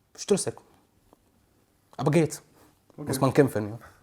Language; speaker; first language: German; non-native, learner; Arabic